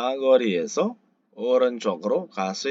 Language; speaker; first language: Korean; non-native, fluent; Indonesian